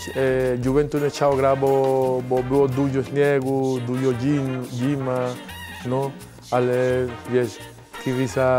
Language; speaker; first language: Polish; non-native, fluent; Spanish